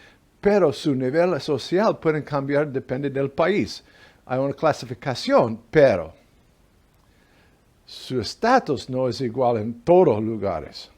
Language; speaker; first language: Spanish; non-native, fluent; English